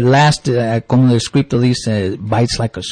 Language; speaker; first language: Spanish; early bilingual, heritage; English